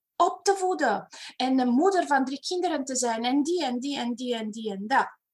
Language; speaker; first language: Dutch; non-native, fluent; Romanian